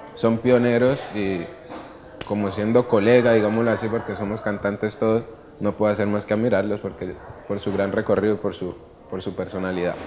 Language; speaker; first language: Spanish; early bilingual, other home language; Italian